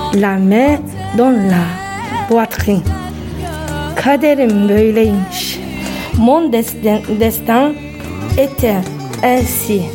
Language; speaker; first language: French; non-native, fluent; Turkish